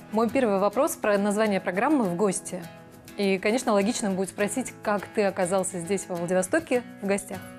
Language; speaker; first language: Russian; native; Russian